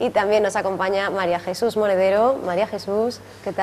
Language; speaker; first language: Spanish; native; Spanish